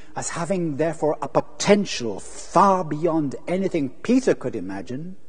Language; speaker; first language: English; native; English